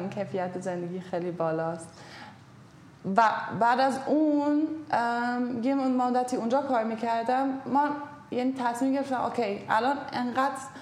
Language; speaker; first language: Persian; non-native, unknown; German